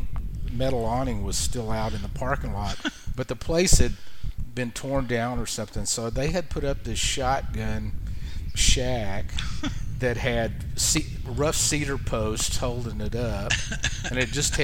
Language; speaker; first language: English; native; English